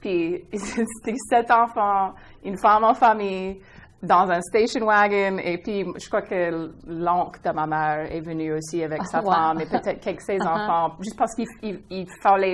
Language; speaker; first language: French; non-native, local second language; English